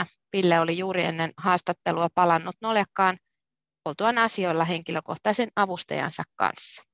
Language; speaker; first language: Finnish; native; Finnish